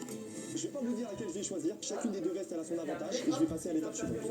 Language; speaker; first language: French; native; French